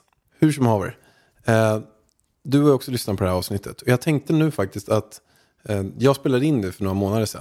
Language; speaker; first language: Swedish; native; Swedish